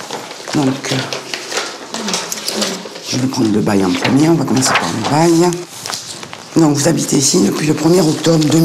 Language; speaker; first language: French; native; French